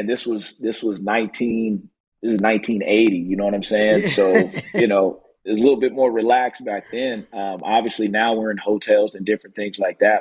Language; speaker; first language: English; native; English